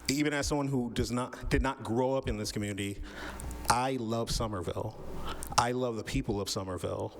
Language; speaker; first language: English; native; English